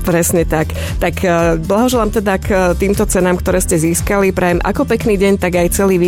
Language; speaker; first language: Slovak; native; Slovak